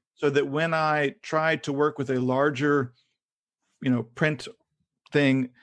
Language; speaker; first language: English; native; English